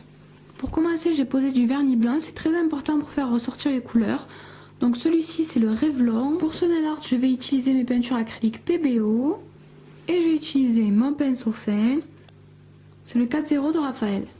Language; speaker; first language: French; native; French